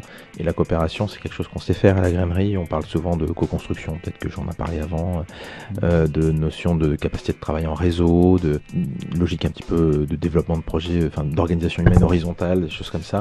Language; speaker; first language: French; native; French